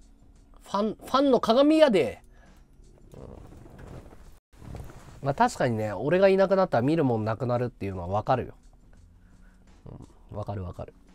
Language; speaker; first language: Japanese; native; Japanese